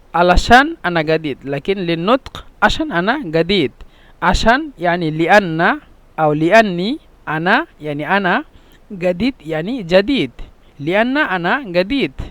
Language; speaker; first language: Egyptian Arabic; non-native, fluent; Bangla